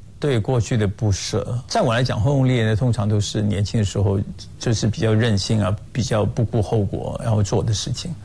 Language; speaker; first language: Chinese; non-native, local second language; Cantonese